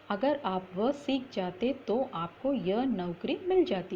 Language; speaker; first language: Hindi; non-native, local second language; Tamil